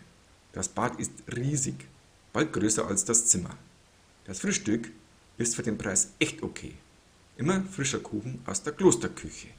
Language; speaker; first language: German; native; German